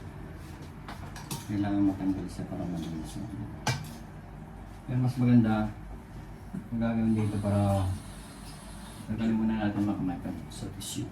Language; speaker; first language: Filipino; native; Filipino